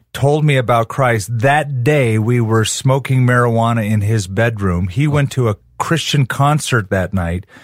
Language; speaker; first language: English; native; English